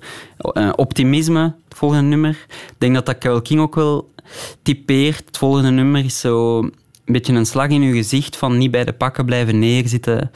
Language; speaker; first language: Dutch; native; Dutch